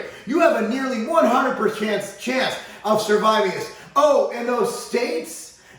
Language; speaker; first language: English; native; English